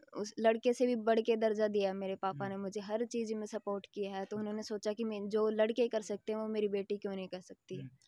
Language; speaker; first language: Hindi; native; Hindi